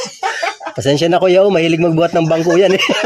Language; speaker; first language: Filipino; native; Filipino